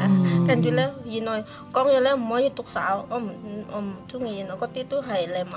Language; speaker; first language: Chinese; non-native, learner; Indonesian